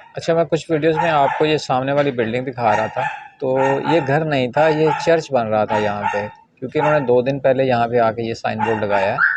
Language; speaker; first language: Urdu; non-native, local second language; Punjabi